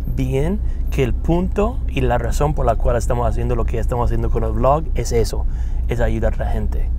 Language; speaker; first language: Spanish; non-native, fluent; English